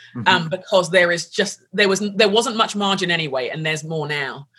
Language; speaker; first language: English; native; English